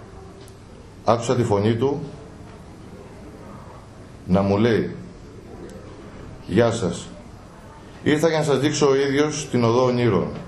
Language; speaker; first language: Greek; native; Greek